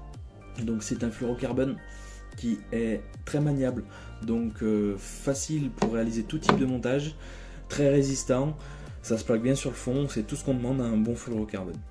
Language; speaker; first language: French; native; French